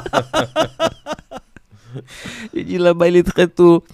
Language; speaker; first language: French; non-native, fluent; Portuguese